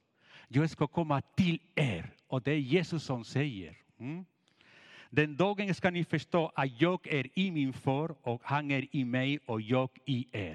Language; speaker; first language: Swedish; non-native, fluent; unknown